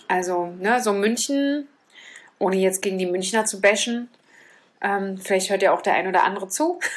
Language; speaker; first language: German; native; German